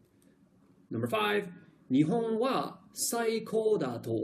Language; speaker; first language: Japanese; non-native, fluent; English